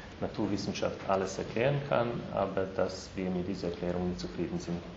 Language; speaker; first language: German; non-native, fluent; Slovenian